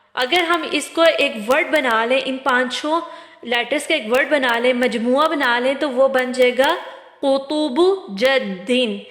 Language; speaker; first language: Urdu; non-native, local second language; Punjabi